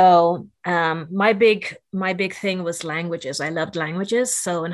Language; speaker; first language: English; native; English